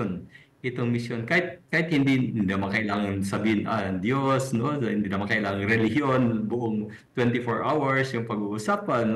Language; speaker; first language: Filipino; native; Filipino